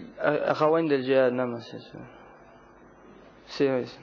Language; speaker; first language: Spanish; non-native, learner; Arabic